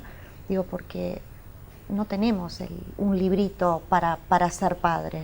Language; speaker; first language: Spanish; native; Spanish